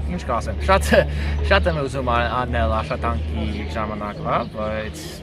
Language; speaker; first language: Armenian; non-native, learner; English